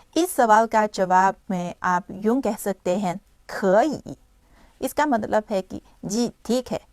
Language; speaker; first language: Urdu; non-native, fluent; Chinese